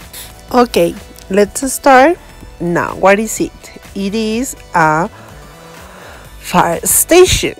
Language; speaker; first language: English; non-native, learner; Spanish